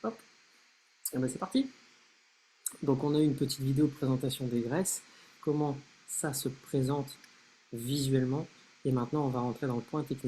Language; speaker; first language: French; native; French